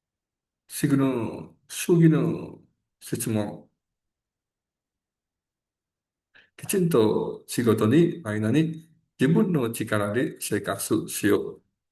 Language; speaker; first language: Japanese; non-native, learner; Indonesian